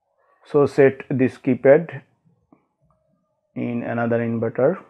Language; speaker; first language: English; non-native, learner; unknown